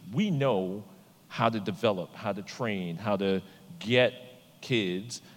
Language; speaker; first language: English; native; English